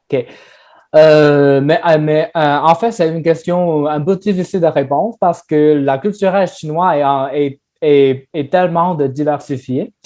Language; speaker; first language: French; non-native, learner; Chinese